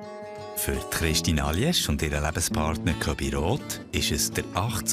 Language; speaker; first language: German; native; German